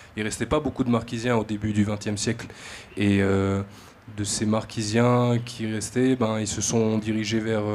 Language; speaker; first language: French; native; French